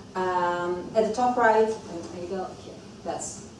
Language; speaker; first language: English; non-native, fluent; Hebrew